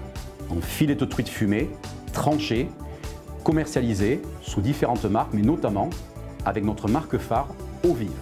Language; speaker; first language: French; native; French